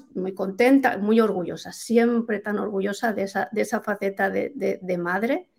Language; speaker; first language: Spanish; native; Spanish